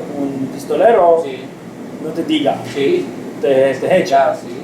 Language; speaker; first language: Spanish; non-native, learner; Romanian